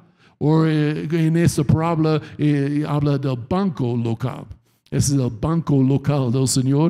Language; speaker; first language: Spanish; non-native, fluent; English